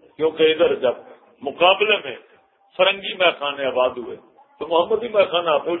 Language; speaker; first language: Urdu; non-native, local second language; Punjabi